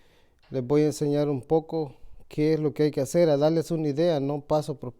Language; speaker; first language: Spanish; native; Spanish